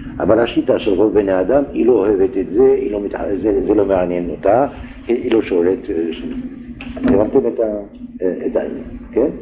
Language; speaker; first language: Hebrew; non-native, fluent; French